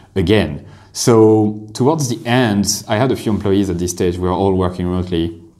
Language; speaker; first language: English; non-native, fluent; French